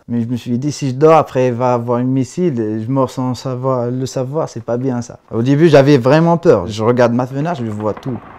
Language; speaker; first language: French; non-native, local second language; Arabic